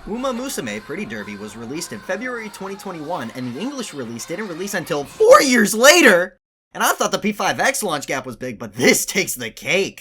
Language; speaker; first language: English; native; English